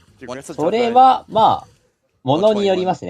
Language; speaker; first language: Japanese; native; Japanese